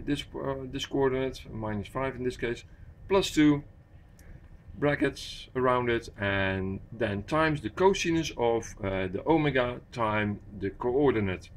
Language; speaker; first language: English; non-native, fluent; Dutch